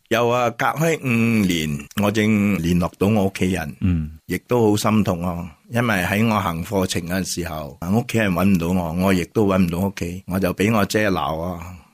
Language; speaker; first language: Cantonese; native; Cantonese